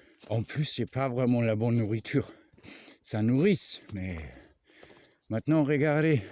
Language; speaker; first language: French; non-native, fluent; German